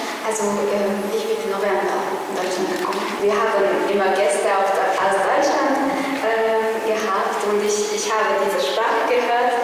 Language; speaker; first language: German; non-native, learner; Romanian